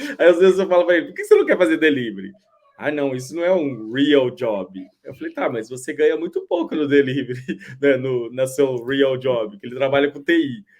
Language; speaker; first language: Portuguese; native; Portuguese